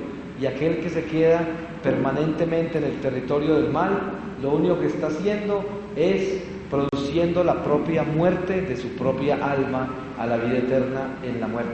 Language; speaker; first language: Spanish; native; Spanish